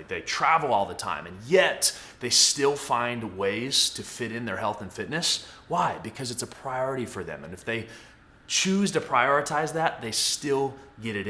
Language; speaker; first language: English; native; English